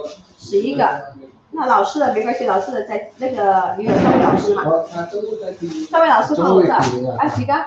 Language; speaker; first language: Chinese; native; Chinese